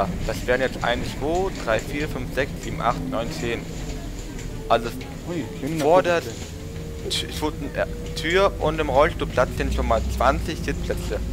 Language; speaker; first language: German; native; German